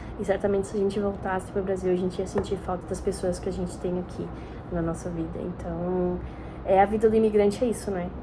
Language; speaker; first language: Portuguese; native; Portuguese